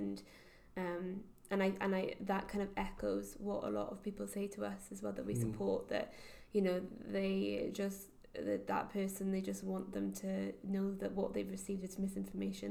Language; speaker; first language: English; native; English